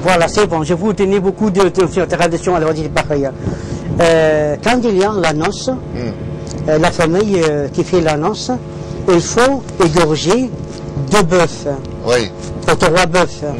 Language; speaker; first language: French; non-native, learner; Arabic